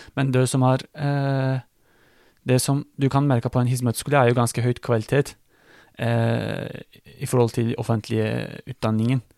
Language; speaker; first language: Norwegian; non-native, fluent; Turkish